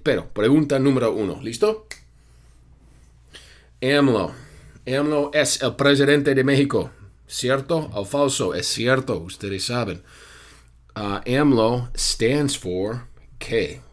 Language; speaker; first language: Spanish; non-native, fluent; English